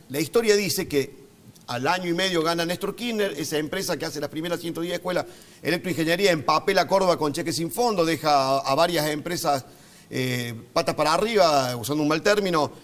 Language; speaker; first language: Spanish; native; Spanish